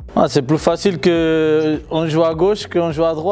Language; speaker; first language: French; non-native, fluent; Portuguese